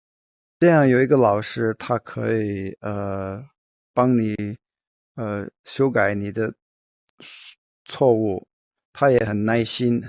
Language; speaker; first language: Chinese; non-native, fluent; English